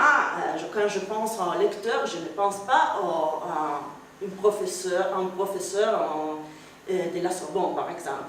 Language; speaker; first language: French; non-native, fluent; Italian